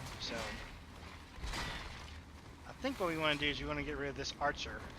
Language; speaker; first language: English; native; English